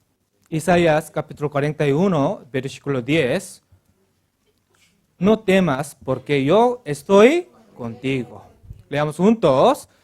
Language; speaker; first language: Spanish; non-native, learner; Korean